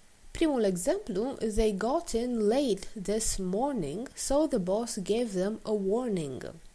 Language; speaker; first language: English; non-native, fluent; Romanian